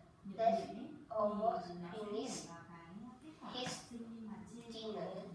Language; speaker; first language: English; non-native, learner; Vietnamese